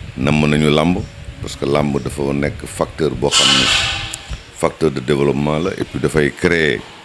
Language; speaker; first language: Wolof; native; Wolof